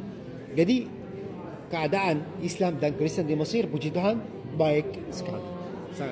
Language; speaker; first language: Indonesian; non-native, fluent; Arabic